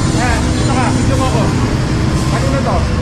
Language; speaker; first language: Filipino; native; Filipino